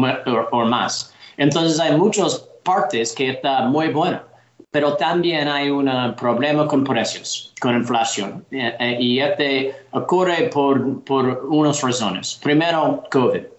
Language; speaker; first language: Spanish; non-native, learner; English